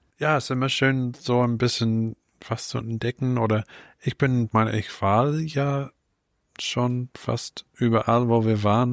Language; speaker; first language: German; non-native, fluent; English